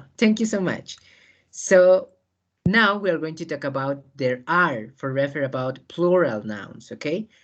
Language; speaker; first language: English; non-native, fluent; Spanish